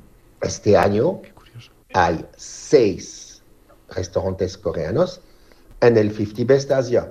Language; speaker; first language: Spanish; non-native, learner; French